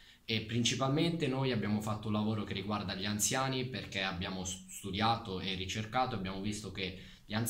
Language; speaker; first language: Italian; native; Italian